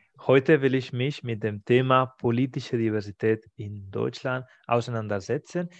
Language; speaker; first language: German; non-native, fluent; Spanish